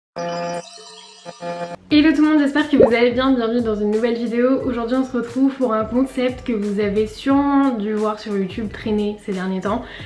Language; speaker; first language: French; native; French